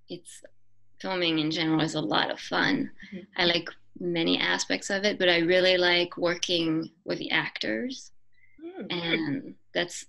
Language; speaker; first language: English; non-native, fluent; French